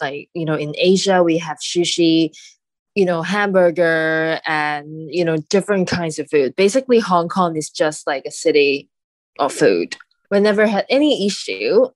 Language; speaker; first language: English; non-native, local second language; Cantonese